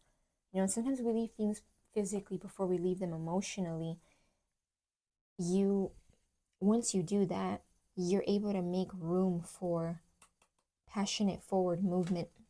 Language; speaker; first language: English; native; English